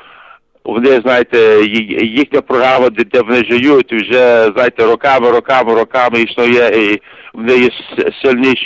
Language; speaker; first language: Ukrainian; early bilingual, heritage; Ukrainian